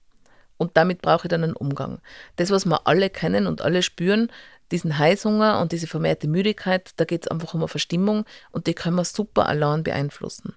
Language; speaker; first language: German; native; German